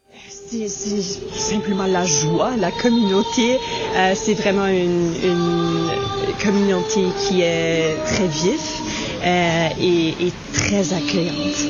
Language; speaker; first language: French; non-native, local second language; English